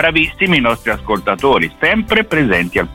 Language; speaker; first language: Italian; native; Italian